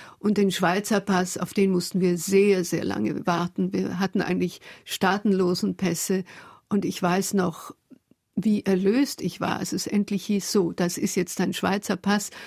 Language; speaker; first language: German; early bilingual, other home language; Hungarian